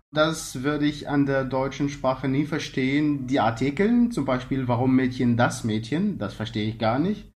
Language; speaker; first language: German; non-native, learner; Arabic